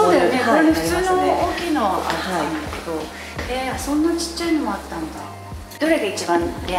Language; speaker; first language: Japanese; native; Japanese